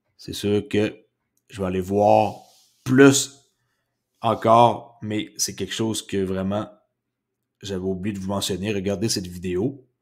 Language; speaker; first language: French; native; French